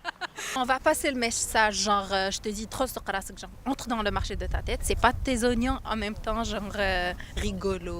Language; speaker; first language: French; non-native, local second language; Arabic